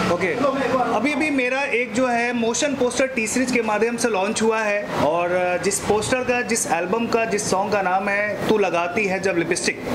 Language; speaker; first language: Hindi; native; Hindi